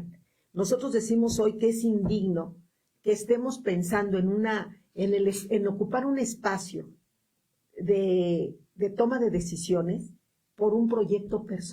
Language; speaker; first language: Spanish; native; Spanish